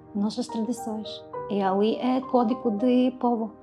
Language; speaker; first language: Portuguese; non-native, learner; Ukrainian